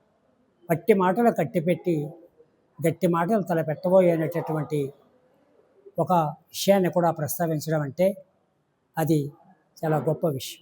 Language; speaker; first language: Telugu; native; Telugu